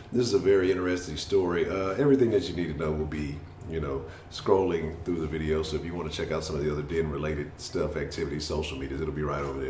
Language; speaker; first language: English; native; English